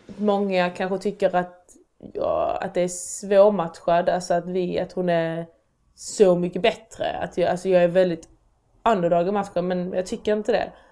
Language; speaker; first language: Swedish; early bilingual, other home language; Persian